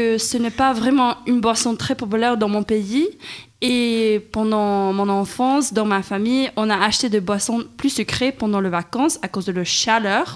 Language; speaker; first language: French; non-native, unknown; Swedish